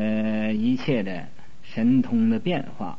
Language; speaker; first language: Chinese; native; Chinese